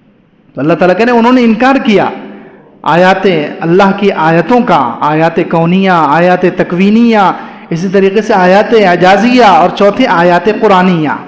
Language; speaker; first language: Urdu; native; Urdu